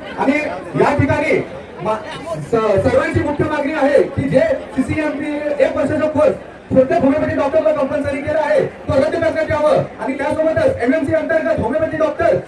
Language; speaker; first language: Marathi; native; Marathi